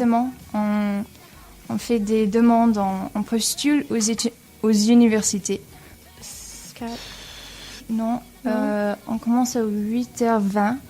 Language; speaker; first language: French; non-native, learner; English